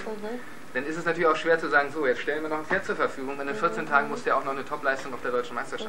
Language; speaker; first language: German; native; German